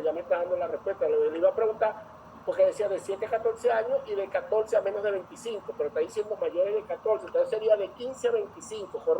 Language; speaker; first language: Spanish; native; Spanish